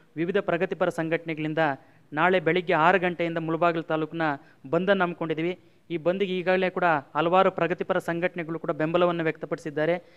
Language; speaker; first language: Kannada; native; Kannada